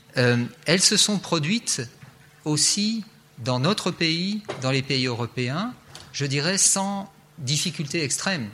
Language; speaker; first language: French; native; French